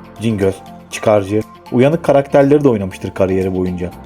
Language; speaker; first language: Turkish; native; Turkish